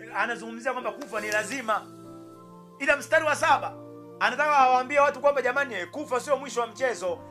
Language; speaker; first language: Swahili; native; Swahili